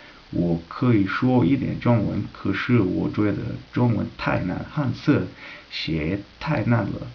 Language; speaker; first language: Chinese; non-native, learner; English